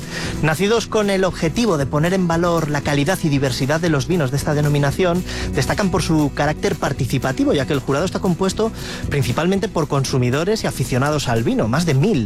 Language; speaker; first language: Spanish; native; Spanish